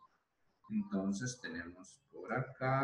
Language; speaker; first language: Spanish; native; Spanish